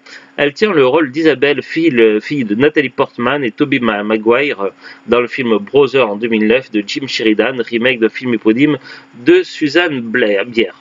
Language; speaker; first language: French; native; French